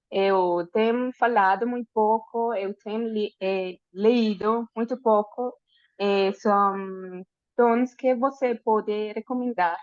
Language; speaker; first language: Portuguese; non-native, learner; Spanish